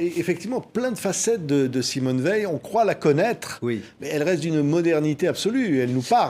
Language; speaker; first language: French; native; French